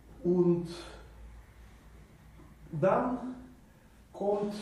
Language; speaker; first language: German; non-native, fluent; Russian